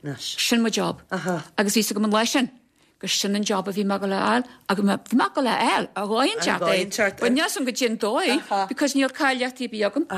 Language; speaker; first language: Irish; native; Irish